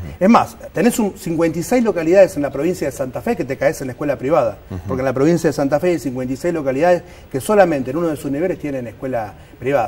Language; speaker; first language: Spanish; native; Spanish